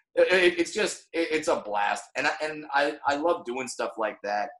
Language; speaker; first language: English; native; English